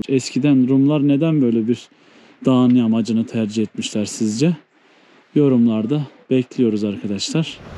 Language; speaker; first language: Turkish; native; Turkish